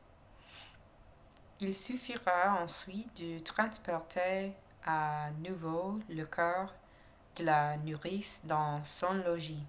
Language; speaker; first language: French; non-native, learner; English